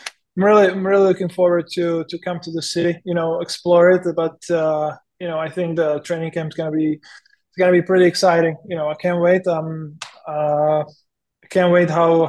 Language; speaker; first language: English; non-native, fluent; Czech